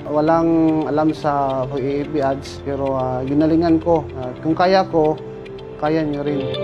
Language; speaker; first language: Filipino; non-native, local second language; Cebuano